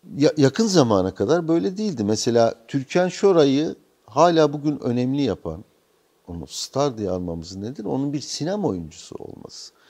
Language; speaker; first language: Turkish; native; Turkish